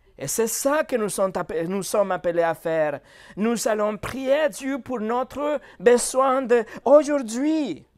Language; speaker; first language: French; non-native, fluent; Spanish